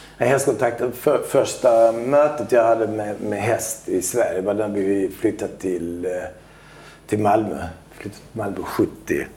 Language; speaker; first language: Swedish; early bilingual, other home language; Albanian